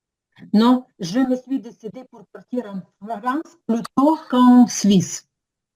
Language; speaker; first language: French; non-native, learner; Ukrainian